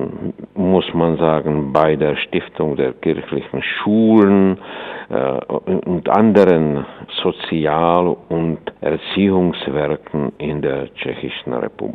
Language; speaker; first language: German; non-native, fluent; Czech